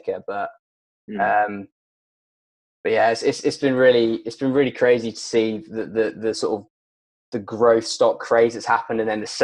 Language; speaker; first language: English; native; English